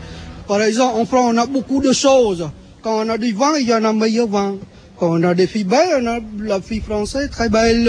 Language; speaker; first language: French; non-native, learner; Khmer